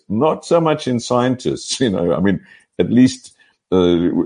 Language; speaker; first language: English; native; English